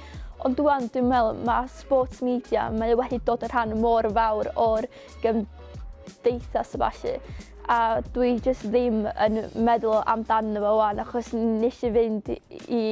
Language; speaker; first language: Welsh; native; Welsh